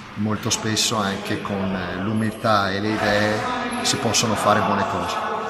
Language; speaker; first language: Italian; native; Italian